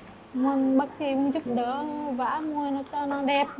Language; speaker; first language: Vietnamese; native; Vietnamese